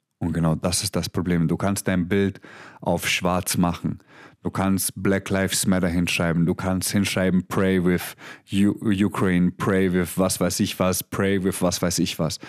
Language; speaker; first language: German; early bilingual, other home language; Croatian